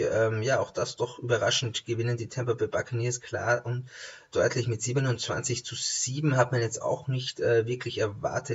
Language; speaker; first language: German; native; German